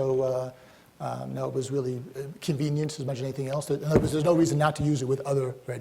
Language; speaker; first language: English; native; English